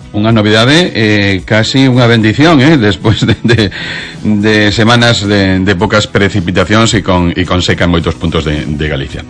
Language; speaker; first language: Galician; non-native, local second language; Spanish